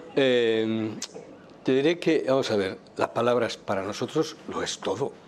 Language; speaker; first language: Spanish; native; Spanish